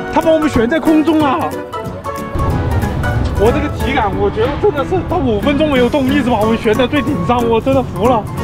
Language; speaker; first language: Chinese; native; Chinese